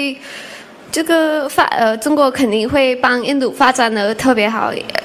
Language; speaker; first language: Chinese; non-native, learner; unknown